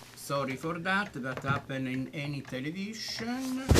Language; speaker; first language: English; non-native, learner; Italian